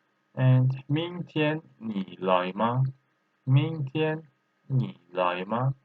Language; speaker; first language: Chinese; non-native, fluent; Turkish